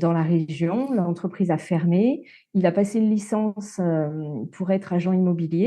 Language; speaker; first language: French; native; French